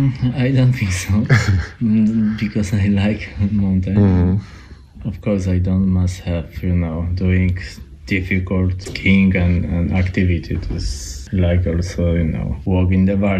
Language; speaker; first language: English; non-native, learner; Polish